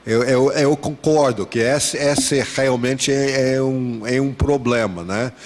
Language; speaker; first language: Portuguese; non-native, fluent; English